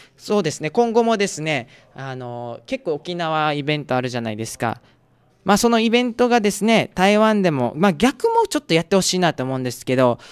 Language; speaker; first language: Japanese; native; Japanese